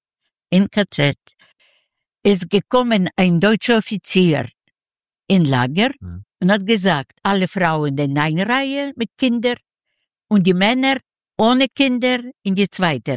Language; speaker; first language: German; non-native, learner; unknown